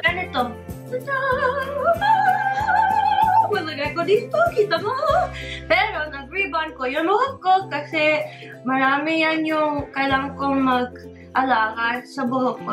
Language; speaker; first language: Filipino; non-native, learner; English